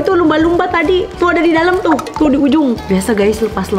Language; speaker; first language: Indonesian; native; Indonesian